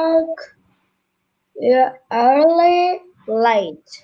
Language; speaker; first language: English; non-native, learner; Turkish